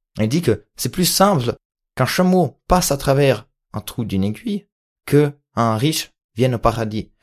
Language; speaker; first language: French; native; French